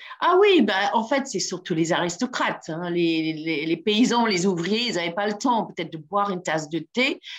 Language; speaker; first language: French; non-native, fluent; English